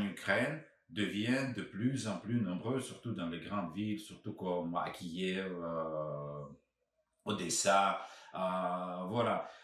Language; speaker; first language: French; non-native, fluent; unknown